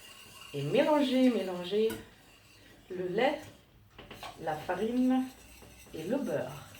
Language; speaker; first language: French; non-native, learner; German